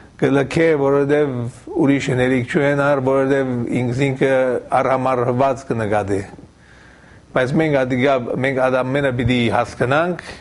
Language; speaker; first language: Armenian; early bilingual, heritage; Armenian